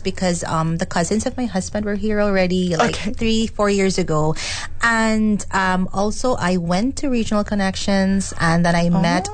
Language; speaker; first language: English; non-native, local second language; Cebuano